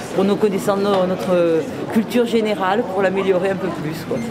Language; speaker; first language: French; native; French